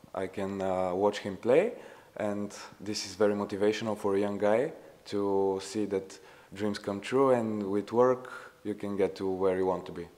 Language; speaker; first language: English; non-native, fluent; Bulgarian